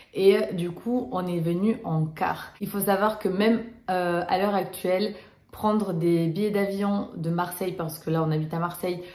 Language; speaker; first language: French; early bilingual, other home language; Romanian